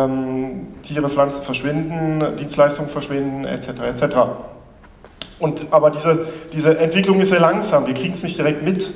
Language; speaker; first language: German; native; German